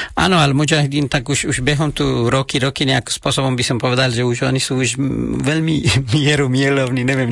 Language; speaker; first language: Slovak; non-native, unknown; Persian